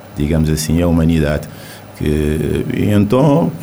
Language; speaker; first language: Portuguese; non-native, local second language; Kabuverdianu